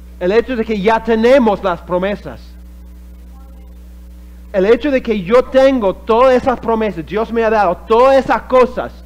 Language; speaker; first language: Spanish; non-native, fluent; English